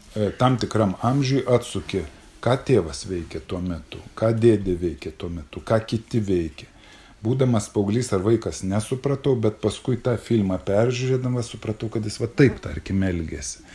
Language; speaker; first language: Lithuanian; native; Lithuanian